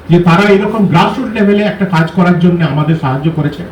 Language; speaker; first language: Bangla; early bilingual, heritage; Bangla